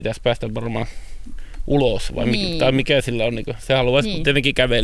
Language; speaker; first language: Finnish; native; Finnish